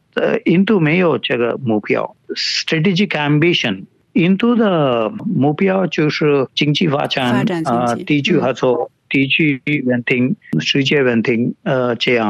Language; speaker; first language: Chinese; non-native, fluent; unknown